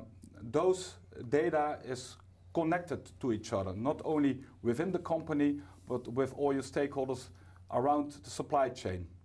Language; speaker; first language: English; non-native, fluent; Dutch